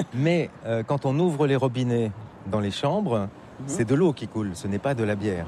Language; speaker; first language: French; native; French